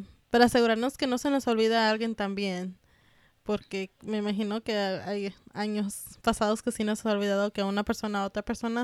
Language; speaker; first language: Spanish; early bilingual, heritage; Spanish